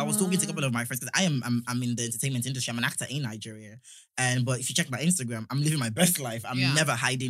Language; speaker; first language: English; non-native, local second language; Yoruba